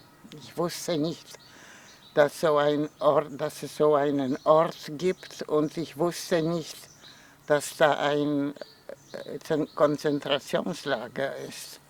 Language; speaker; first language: German; non-native, fluent; Polish